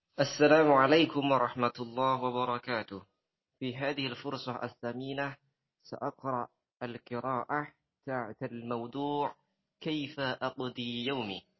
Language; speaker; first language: Arabic; non-native, learner; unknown